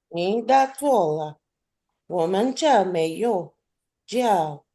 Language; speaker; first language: Chinese; non-native, learner; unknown